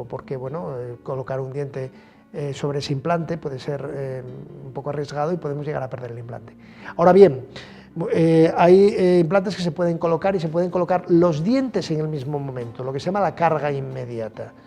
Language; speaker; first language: Spanish; native; Spanish